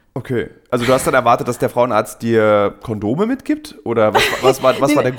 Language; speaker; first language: German; native; German